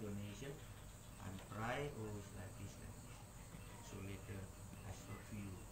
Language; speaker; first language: English; non-native, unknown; Indonesian